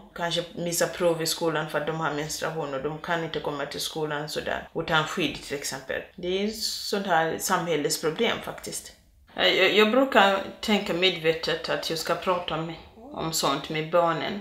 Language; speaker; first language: Swedish; non-native, fluent; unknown